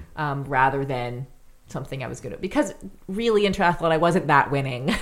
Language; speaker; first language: English; native; English